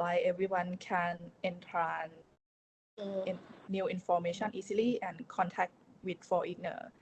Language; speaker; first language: English; non-native, learner; Thai